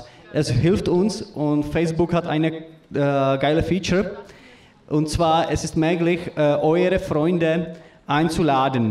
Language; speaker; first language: German; non-native, learner; Czech